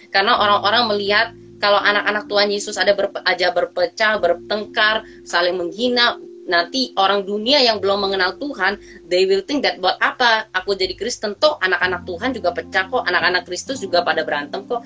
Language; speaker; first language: Indonesian; native; Indonesian